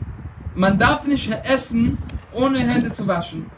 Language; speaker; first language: German; non-native, fluent; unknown